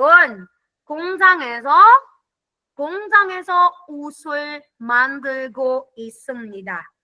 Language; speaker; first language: Korean; non-native, fluent; Filipino